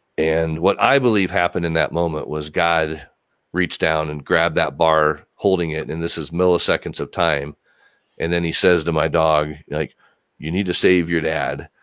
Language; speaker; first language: English; native; English